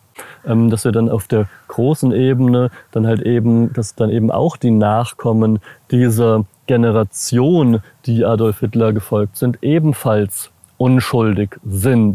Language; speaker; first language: German; native; German